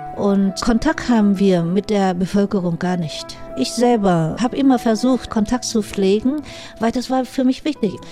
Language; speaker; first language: German; non-native, fluent; Vietnamese